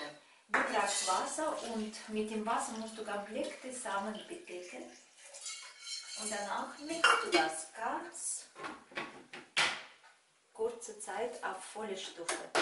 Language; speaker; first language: German; non-native, fluent; Russian